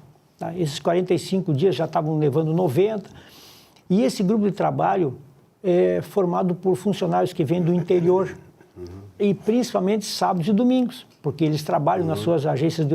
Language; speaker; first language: Portuguese; native; Portuguese